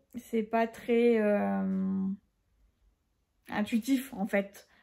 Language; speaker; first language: French; native; French